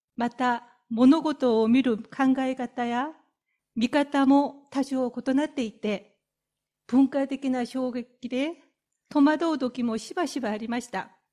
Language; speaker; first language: Japanese; non-native, fluent; Korean